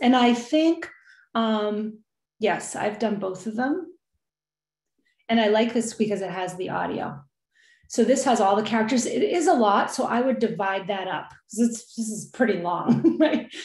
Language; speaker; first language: English; native; English